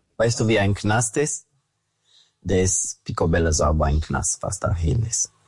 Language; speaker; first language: German; non-native, learner; Romanian